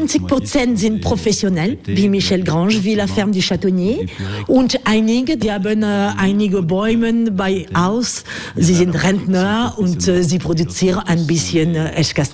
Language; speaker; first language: German; non-native, fluent; French